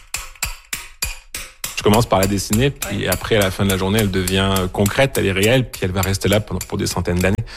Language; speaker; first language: French; native; French